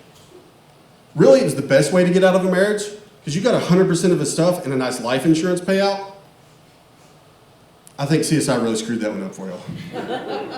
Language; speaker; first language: English; native; English